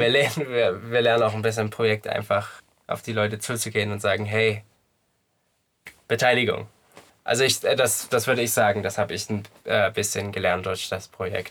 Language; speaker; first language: German; native; German